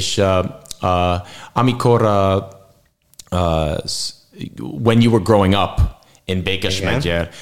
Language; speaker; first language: Hungarian; non-native, learner; English